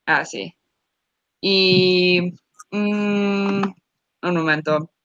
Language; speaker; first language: Spanish; non-native, learner; English